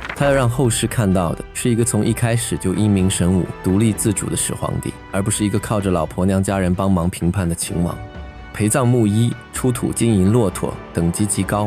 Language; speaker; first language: Chinese; native; Chinese